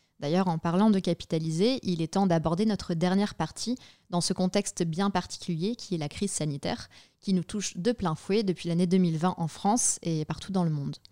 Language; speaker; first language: French; native; French